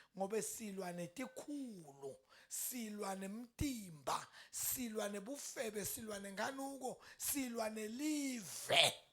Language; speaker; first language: Zulu; non-native, local second language; Swati